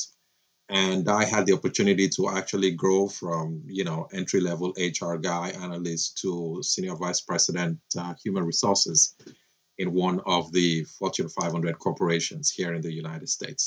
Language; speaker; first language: English; non-native, local second language; Yoruba